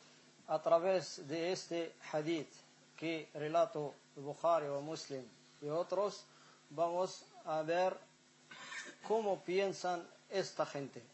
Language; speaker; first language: Spanish; non-native, fluent; Arabic